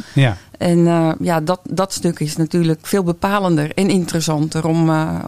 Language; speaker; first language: Dutch; native; Dutch